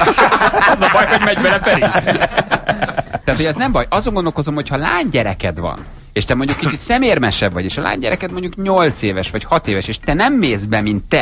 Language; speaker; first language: Hungarian; native; Hungarian